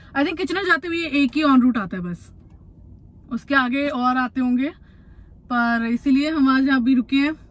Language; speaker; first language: Hindi; native; Hindi